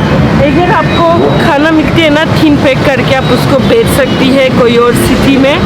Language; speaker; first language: Hindi; non-native, learner; Turkish